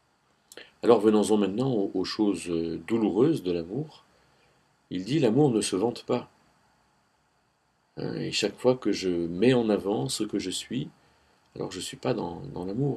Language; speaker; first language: French; native; French